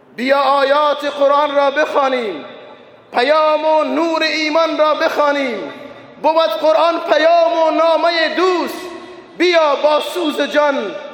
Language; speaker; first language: Persian; non-native, local second language; Baluchi